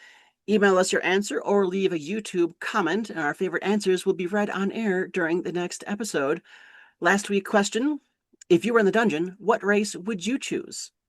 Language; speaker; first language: English; native; English